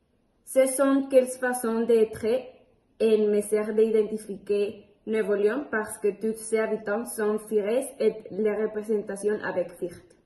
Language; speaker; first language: French; non-native, learner; Spanish